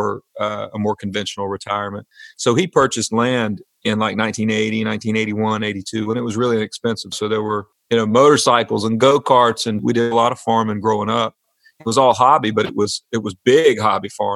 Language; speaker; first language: English; native; English